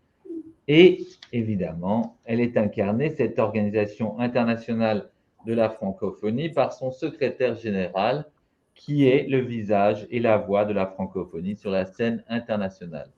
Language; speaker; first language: French; native; French